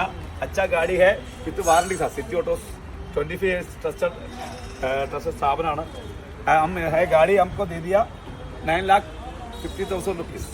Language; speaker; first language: Hindi; non-native, local second language; Malayalam